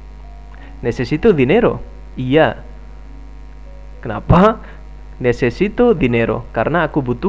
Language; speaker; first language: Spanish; non-native, fluent; Indonesian